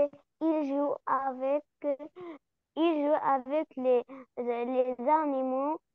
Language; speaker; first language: French; non-native, learner; Arabic